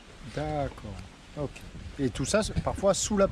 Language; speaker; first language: French; native; French